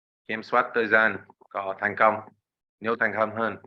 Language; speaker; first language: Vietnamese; non-native, learner; English